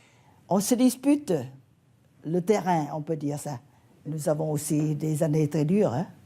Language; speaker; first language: French; non-native, fluent; Vietnamese